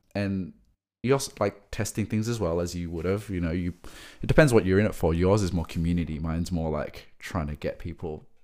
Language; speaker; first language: English; native; English